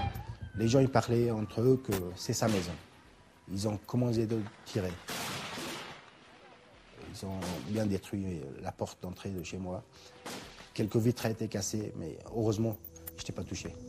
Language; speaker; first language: French; non-native, learner; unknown